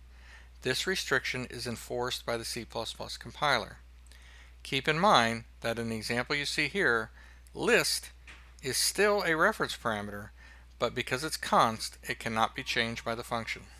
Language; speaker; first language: English; native; English